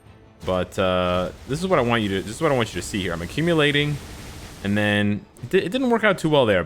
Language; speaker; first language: English; native; English